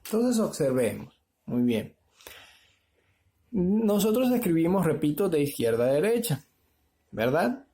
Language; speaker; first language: Spanish; native; Spanish